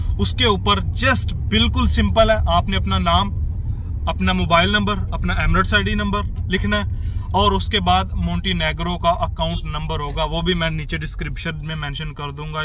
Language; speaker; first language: Urdu; non-native, local second language; Punjabi